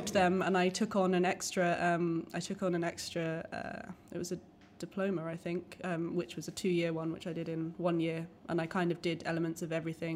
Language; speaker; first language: English; native; English